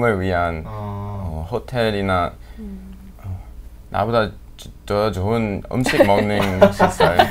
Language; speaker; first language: Korean; non-native, fluent; English